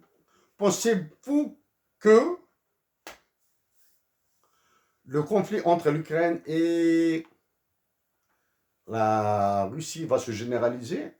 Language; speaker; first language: French; native; French